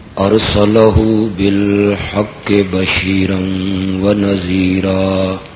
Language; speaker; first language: Urdu; non-native, local second language; Punjabi